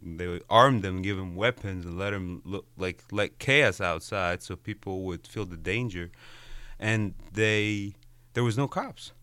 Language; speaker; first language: English; non-native, fluent; Arabic